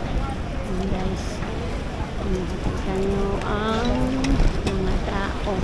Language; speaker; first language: Filipino; native; Filipino